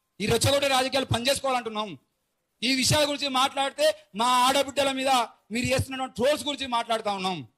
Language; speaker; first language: Telugu; native; Telugu